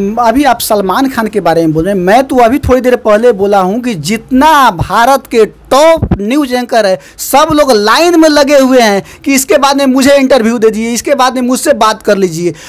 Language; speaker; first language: Hindi; native; Hindi